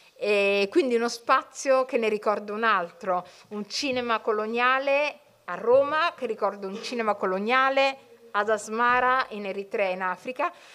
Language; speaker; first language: Italian; early bilingual, other home language; Somali